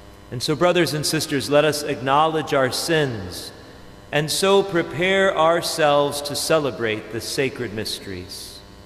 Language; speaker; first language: English; native; English